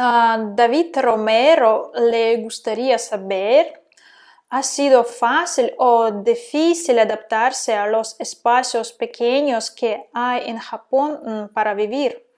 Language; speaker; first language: Spanish; non-native, fluent; Russian